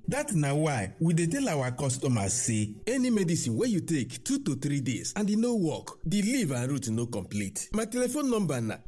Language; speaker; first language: Nigerian Pidgin; non-native, local second language; Yoruba